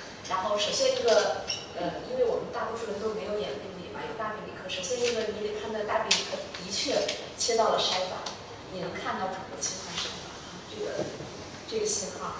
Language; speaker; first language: Chinese; native; Chinese